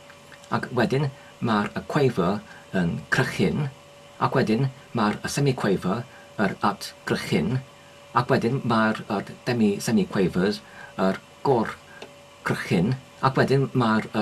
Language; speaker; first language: Welsh; non-native, learner; English